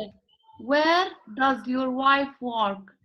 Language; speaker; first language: English; non-native, learner; Arabic